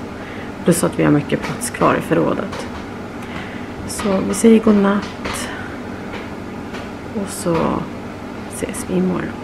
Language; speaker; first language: Swedish; native; Swedish